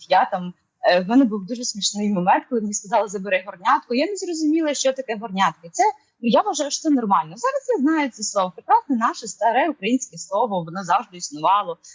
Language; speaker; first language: Ukrainian; non-native, local second language; Russian